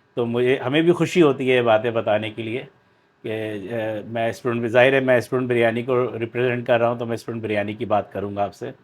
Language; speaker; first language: Urdu; native; Urdu